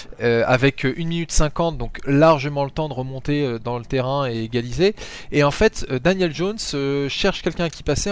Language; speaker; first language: French; native; French